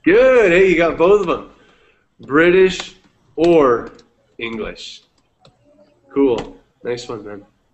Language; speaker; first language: English; native; English